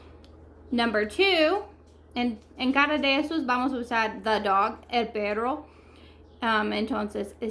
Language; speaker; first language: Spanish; non-native, learner; English